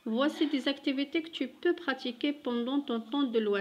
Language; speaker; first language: French; non-native, local second language; Arabic